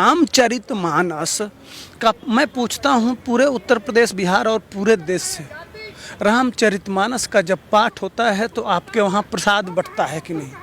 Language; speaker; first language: Hindi; native; Hindi